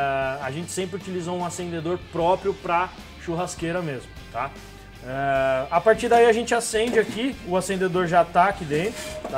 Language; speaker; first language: Portuguese; native; Portuguese